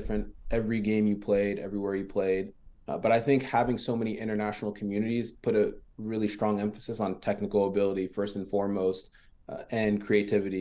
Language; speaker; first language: English; early bilingual, other home language; French